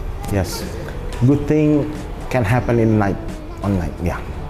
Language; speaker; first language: English; non-native, fluent; Indonesian